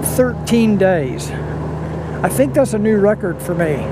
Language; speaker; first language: English; native; English